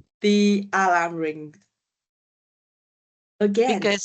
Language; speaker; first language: English; non-native, learner; Vietnamese